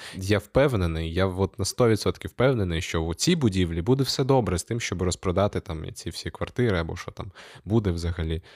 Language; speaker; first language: Ukrainian; non-native, local second language; Russian